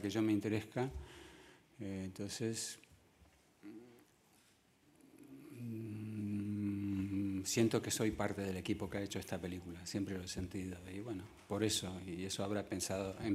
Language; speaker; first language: Spanish; early bilingual, other home language; English